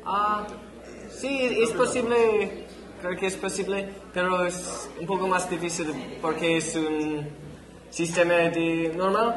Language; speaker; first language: Spanish; non-native, learner; English